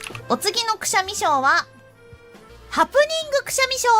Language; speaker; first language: Japanese; native; Japanese